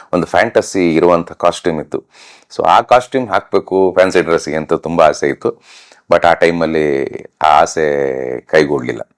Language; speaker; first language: Kannada; native; Kannada